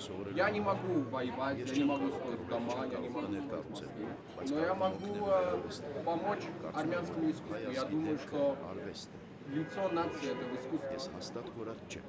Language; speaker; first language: Russian; non-native, local second language; Armenian